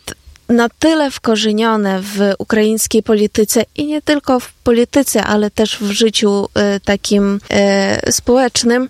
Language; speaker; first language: Polish; non-native, fluent; Ukrainian